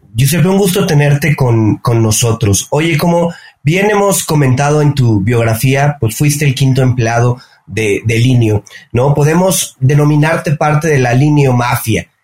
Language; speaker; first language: Spanish; native; Spanish